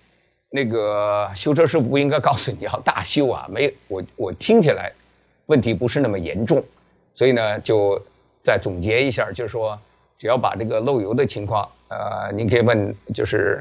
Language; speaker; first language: Chinese; native; Chinese